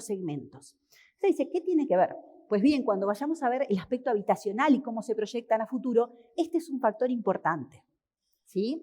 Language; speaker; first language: Spanish; native; Spanish